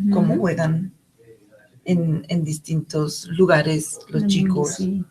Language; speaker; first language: Spanish; native; Spanish